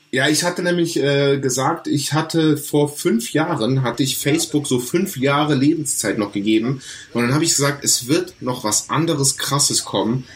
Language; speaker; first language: German; early bilingual, other home language; Greek